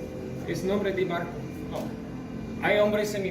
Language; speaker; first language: Spanish; non-native, learner; English